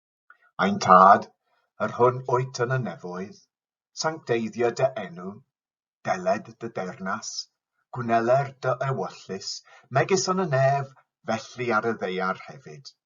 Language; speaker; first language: Welsh; non-native, fluent; English